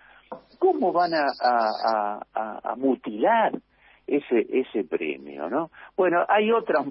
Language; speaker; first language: Spanish; native; Spanish